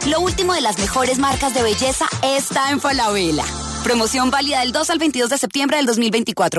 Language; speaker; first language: Spanish; native; Spanish